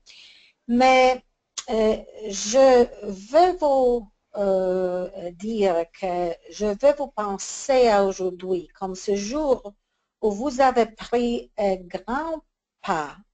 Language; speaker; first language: French; non-native, learner; English